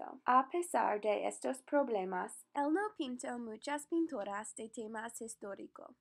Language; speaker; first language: Spanish; non-native, learner; English